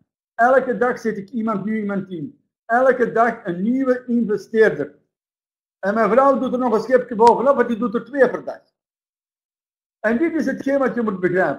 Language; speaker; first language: Dutch; native; Dutch